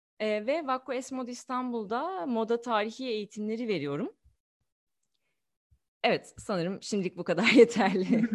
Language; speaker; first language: Turkish; native; Turkish